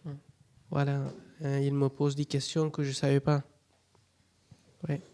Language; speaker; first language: French; non-native, learner; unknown